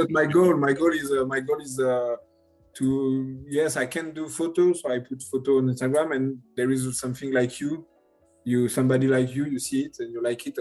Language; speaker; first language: English; non-native, learner; French